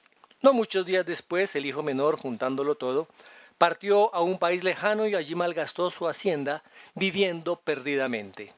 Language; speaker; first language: Spanish; native; Spanish